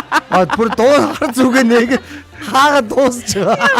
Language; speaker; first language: Mongolian; native; Mongolian